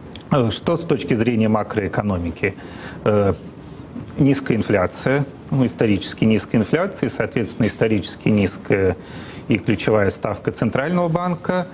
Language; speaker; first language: Russian; native; Russian